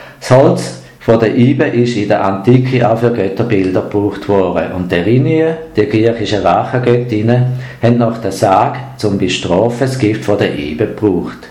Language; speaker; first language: German; native; German